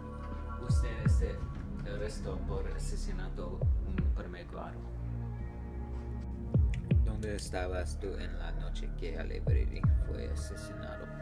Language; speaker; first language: Spanish; non-native, learner; English